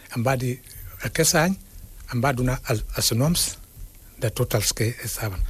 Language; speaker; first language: Catalan; non-native, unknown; Wolof